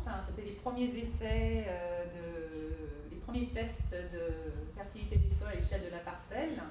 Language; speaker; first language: French; native; French